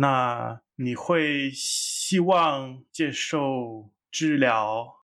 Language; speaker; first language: Chinese; non-native, fluent; English